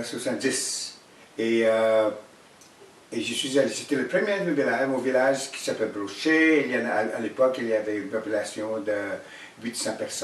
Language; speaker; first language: French; non-native, fluent; Cree